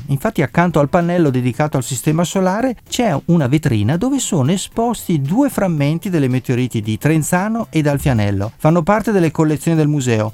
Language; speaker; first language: Italian; native; Italian